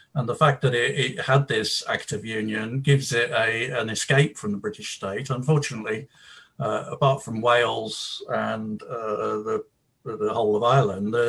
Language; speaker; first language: English; native; English